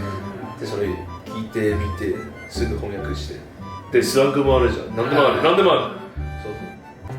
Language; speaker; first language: Japanese; non-native, fluent; Chinese